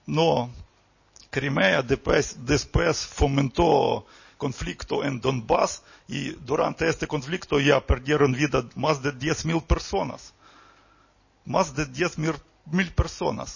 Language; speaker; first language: Spanish; non-native, fluent; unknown